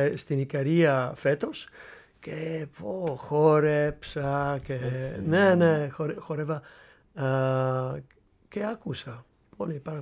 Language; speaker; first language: Greek; non-native, learner; Dutch